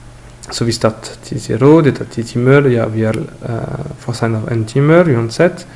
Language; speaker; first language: Norwegian; non-native, learner; French